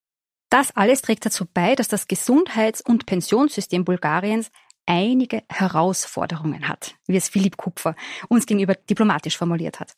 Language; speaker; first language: German; native; German